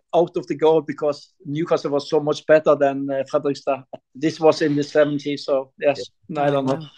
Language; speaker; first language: English; non-native, learner; Norwegian